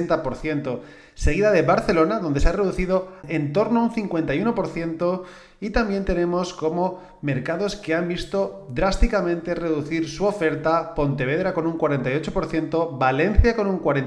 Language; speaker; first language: Spanish; native; Spanish